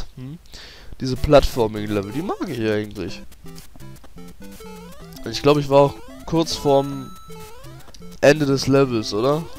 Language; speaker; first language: German; native; German